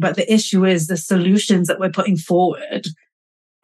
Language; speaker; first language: English; native; English